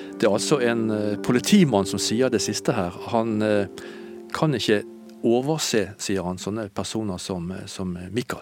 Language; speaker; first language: Norwegian; native; Norwegian